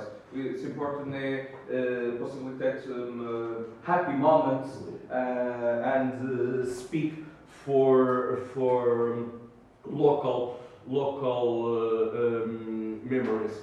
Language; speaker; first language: English; non-native, learner; Portuguese